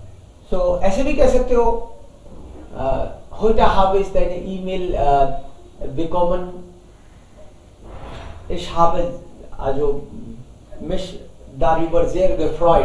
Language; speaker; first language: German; non-native, fluent; Hindi